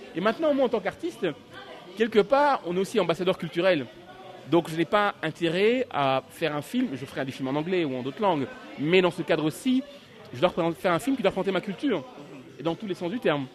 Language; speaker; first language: French; non-native, local second language; Lingala